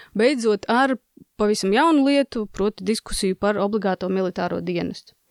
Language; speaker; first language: Latvian; non-native, local second language; Russian